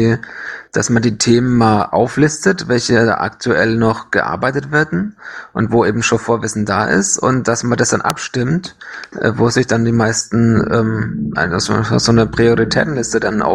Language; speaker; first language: German; native; German